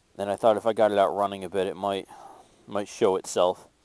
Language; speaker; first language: English; native; English